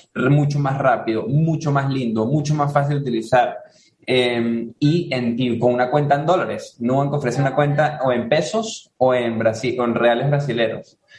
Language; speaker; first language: Spanish; native; Spanish